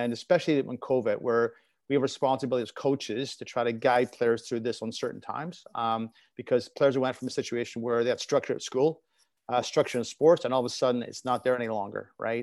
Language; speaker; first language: English; native; English